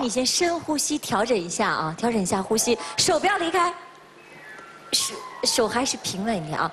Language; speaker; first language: Chinese; native; Chinese